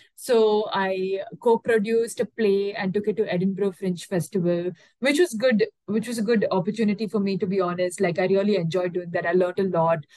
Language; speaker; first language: English; non-native, local second language; Tamil